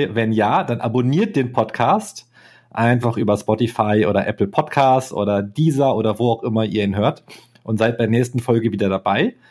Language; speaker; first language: German; native; German